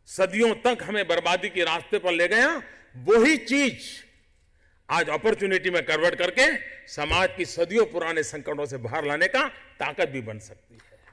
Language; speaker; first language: Hindi; non-native, local second language; Gujarati